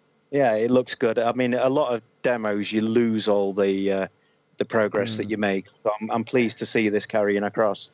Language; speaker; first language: English; native; English